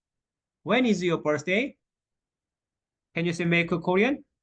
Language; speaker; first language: English; non-native, learner; Korean